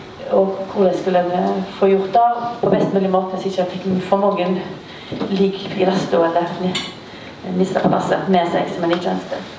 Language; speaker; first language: Norwegian; native; Norwegian